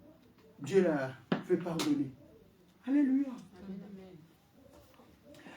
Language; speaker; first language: French; non-native, local second language; Lingala